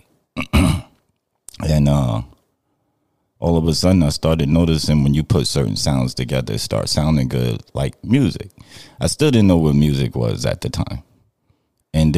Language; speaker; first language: English; native; English